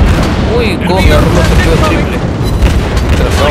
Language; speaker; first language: Spanish; native; Spanish